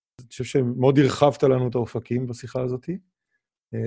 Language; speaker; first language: Hebrew; native; Hebrew